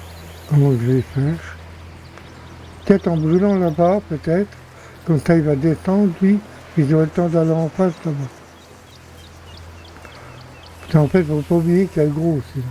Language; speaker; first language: French; native; French